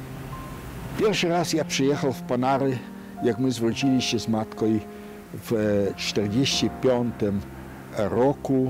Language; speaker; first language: Polish; non-native, local second language; Yiddish